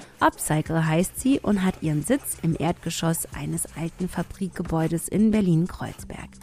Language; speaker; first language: German; early bilingual, other home language; Tigrinya